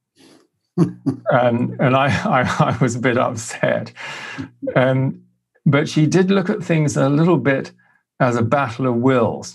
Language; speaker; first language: English; native; English